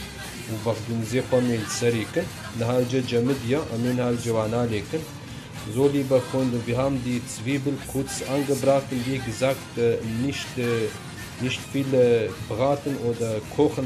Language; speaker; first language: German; non-native, fluent; Kurdish